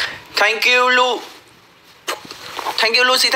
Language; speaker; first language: English; non-native, learner; Vietnamese